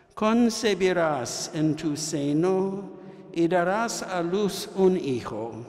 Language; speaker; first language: Spanish; non-native, fluent; English